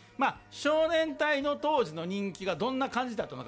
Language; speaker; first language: Japanese; native; Japanese